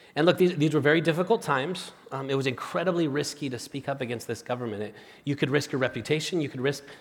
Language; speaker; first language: English; non-native, fluent; Spanish